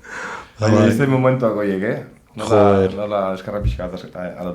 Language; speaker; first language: Basque; native; Basque